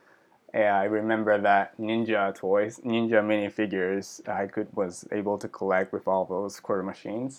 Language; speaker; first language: English; early bilingual, other home language; Japanese